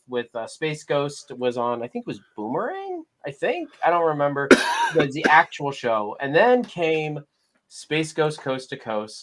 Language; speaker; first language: English; native; English